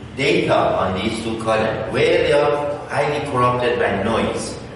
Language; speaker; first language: English; non-native, fluent; Persian